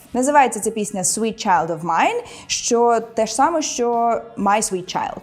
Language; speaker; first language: Ukrainian; non-native, local second language; Russian